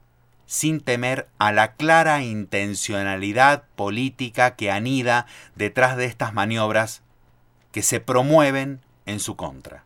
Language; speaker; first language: Spanish; native; Spanish